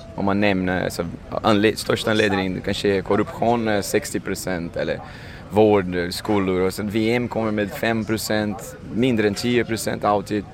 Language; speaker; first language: Swedish; non-native, fluent; Portuguese